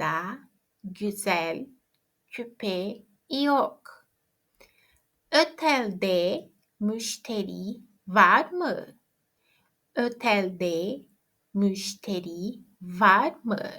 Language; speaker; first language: Turkish; non-native, fluent; Portuguese